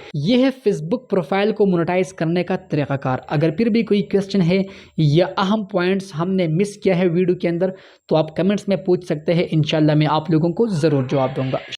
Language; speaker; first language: Urdu; non-native, local second language; Punjabi